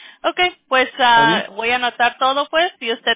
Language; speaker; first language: Spanish; early bilingual, other home language; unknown